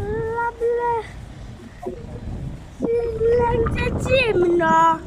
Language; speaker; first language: Polish; early bilingual, heritage; Polish